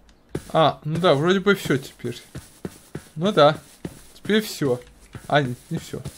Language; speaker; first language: Russian; native; Russian